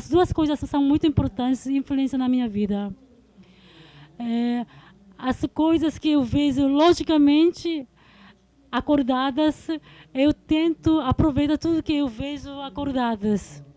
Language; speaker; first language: Portuguese; non-native, fluent; Korean